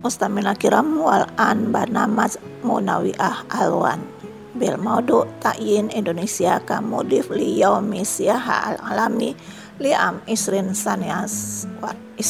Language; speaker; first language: Arabic; non-native, fluent; Indonesian